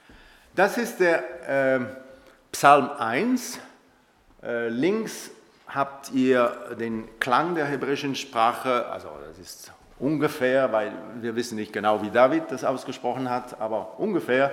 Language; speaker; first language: German; non-native, local second language; French